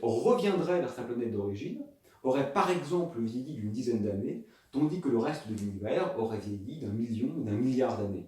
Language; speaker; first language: French; native; French